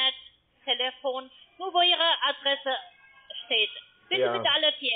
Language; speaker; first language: German; non-native, learner; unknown